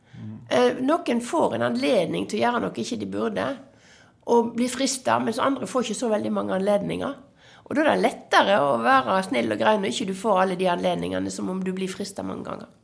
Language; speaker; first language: Norwegian; native; Norwegian